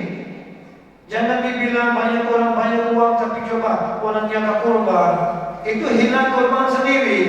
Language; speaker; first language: Indonesian; non-native, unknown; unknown